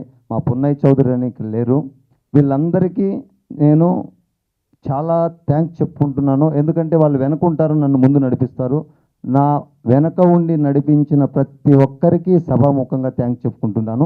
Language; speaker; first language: Telugu; native; Telugu